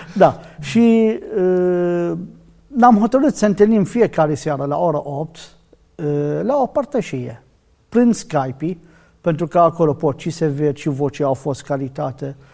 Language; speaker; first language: Romanian; non-native, learner; Arabic